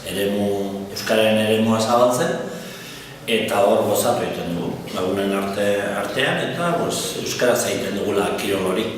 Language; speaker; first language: Basque; non-native, local second language; Spanish